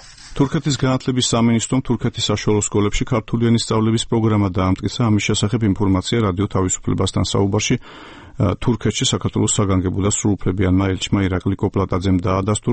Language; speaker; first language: Georgian; native; Georgian